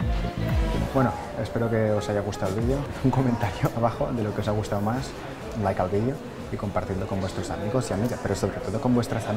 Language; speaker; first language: Spanish; native; Spanish